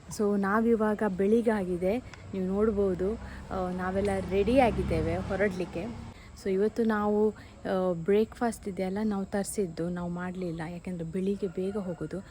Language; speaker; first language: Kannada; non-native, local second language; Konkani